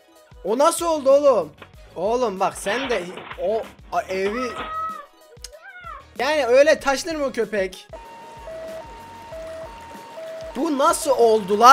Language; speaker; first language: Turkish; native; Turkish